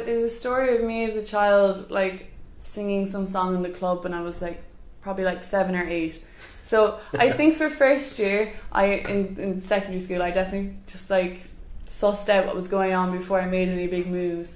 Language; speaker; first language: English; native; English